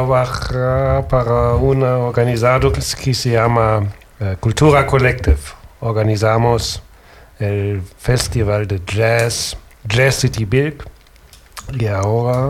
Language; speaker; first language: Spanish; non-native, learner; German